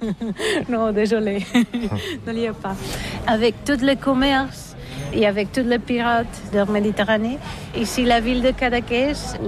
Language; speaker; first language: French; non-native, learner; Catalan